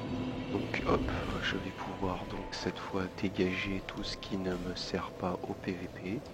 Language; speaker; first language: French; native; French